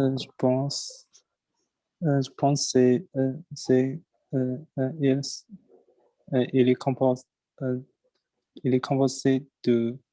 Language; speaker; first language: French; non-native, learner; Chinese